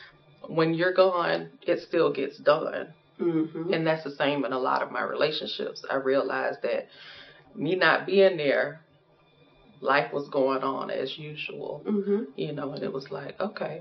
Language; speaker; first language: English; native; English